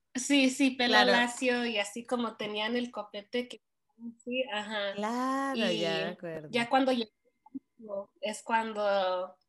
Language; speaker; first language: Spanish; early bilingual, heritage; Spanish